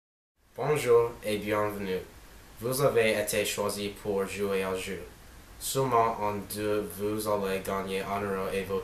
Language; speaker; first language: French; non-native, learner; English